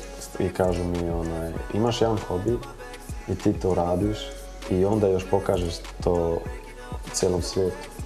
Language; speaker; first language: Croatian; early bilingual, heritage; Croatian